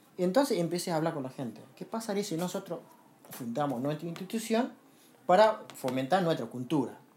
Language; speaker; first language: Spanish; non-native, fluent; Lao